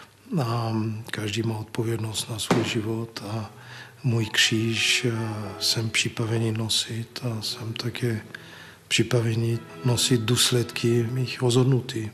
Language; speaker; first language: Czech; early bilingual, heritage; Czech